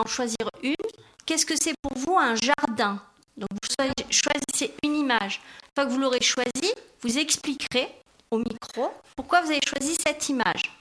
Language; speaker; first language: French; native; French